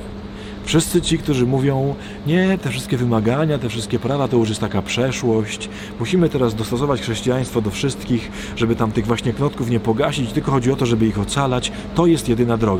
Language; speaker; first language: Polish; native; Polish